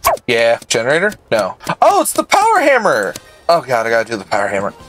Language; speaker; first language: English; native; English